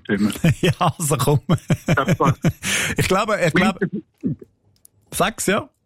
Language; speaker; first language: German; native; German